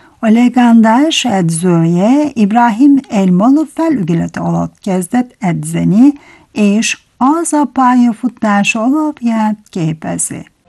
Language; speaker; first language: Hungarian; non-native, fluent; Turkish